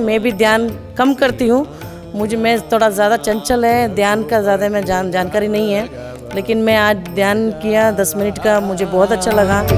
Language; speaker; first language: Hindi; non-native, local second language; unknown